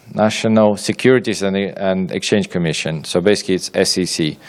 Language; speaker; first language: English; non-native, fluent; Ukrainian